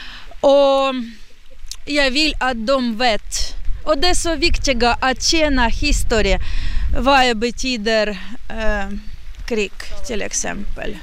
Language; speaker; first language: Swedish; non-native, learner; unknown